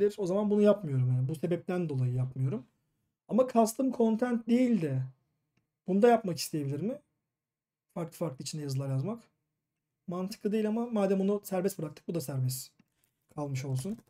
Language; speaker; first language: Turkish; native; Turkish